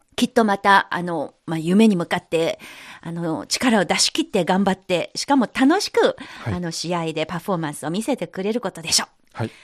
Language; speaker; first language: Japanese; non-native, fluent; Chinese